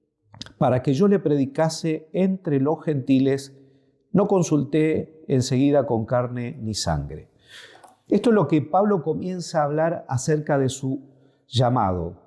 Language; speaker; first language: Spanish; native; Spanish